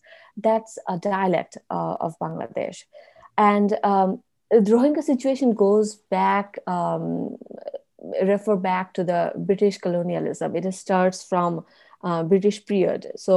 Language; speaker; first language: English; non-native, local second language; Bangla